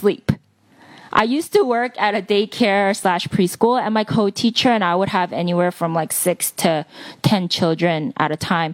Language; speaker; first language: English; early bilingual, other home language; Korean